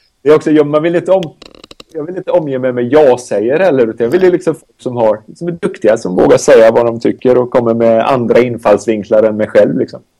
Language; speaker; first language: Swedish; native; Swedish